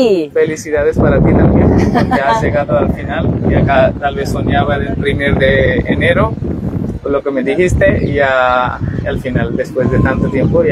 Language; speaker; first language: Spanish; non-native, learner; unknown